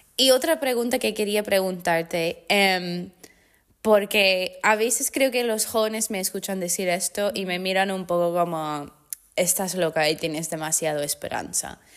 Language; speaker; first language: Spanish; non-native, fluent; English